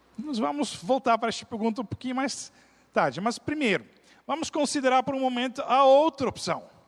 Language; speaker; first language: Portuguese; non-native, fluent; Dutch